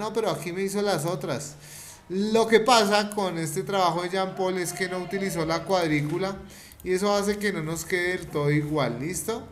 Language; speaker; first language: Spanish; native; Spanish